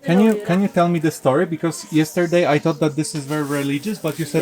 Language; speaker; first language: English; non-native, fluent; Polish